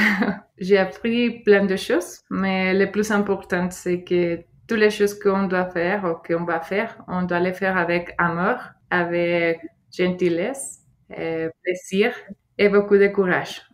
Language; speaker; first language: French; non-native, fluent; Spanish